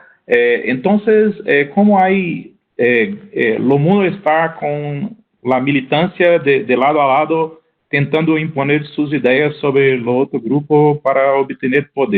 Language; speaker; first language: Spanish; non-native, learner; Portuguese